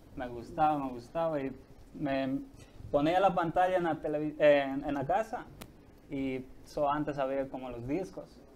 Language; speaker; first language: Spanish; native; Spanish